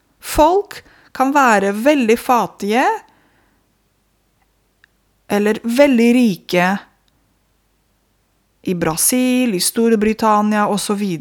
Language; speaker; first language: Norwegian; non-native, fluent; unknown